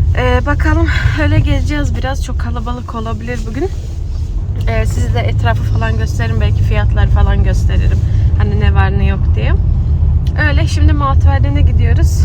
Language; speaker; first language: Turkish; early bilingual, heritage; Turkish